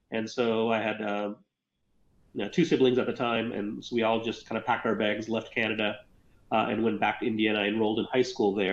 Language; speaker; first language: English; early bilingual, other home language; Gujarati